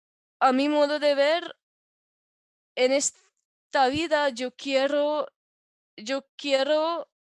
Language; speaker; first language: Spanish; non-native, fluent; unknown